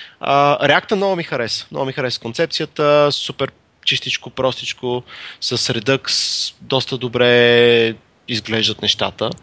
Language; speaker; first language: Bulgarian; native; Bulgarian